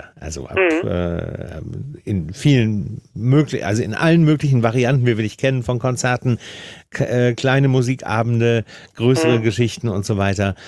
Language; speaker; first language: German; native; German